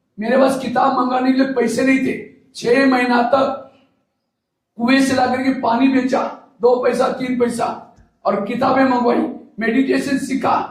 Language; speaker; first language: Hindi; non-native, local second language; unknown